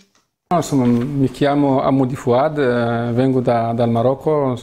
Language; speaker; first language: Italian; non-native, fluent; Arabic